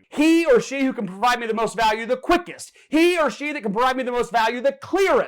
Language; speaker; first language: English; native; English